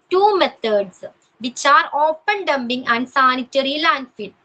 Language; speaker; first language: English; non-native, local second language; Malayalam